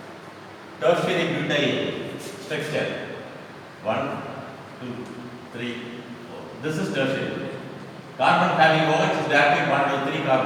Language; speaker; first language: English; non-native, local second language; Tamil